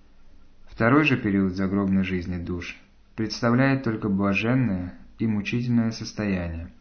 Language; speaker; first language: Russian; native; Russian